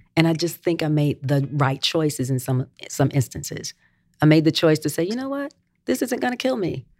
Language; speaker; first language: English; native; English